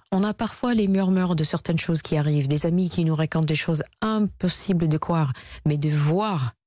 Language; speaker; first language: French; non-native, fluent; English